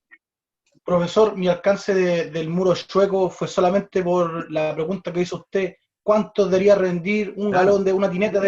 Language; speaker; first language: Spanish; native; Spanish